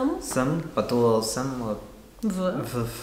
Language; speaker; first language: Bulgarian; non-native, learner; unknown